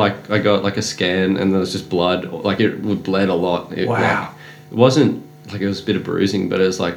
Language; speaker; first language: English; native; English